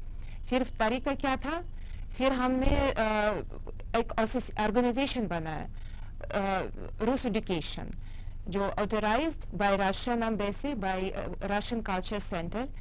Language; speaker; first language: Hindi; non-native, fluent; Russian